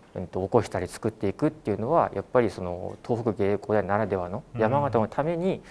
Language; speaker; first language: Japanese; native; Japanese